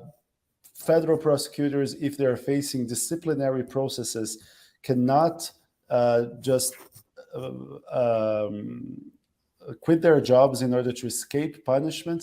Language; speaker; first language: English; non-native, fluent; Portuguese